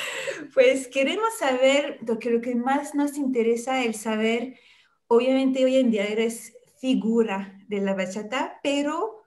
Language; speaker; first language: Spanish; non-native, fluent; French